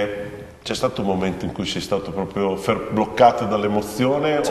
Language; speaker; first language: Italian; native; Italian